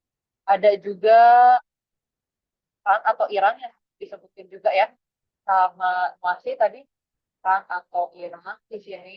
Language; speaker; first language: Indonesian; native; Indonesian